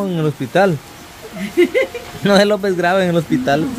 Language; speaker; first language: Spanish; native; Spanish